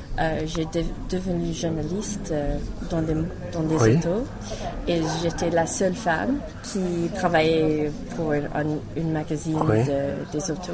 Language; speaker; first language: French; non-native, learner; English